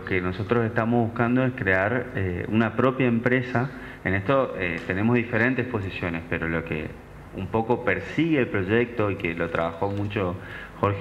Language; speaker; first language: Spanish; native; Spanish